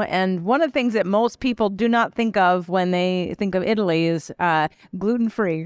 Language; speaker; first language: English; native; English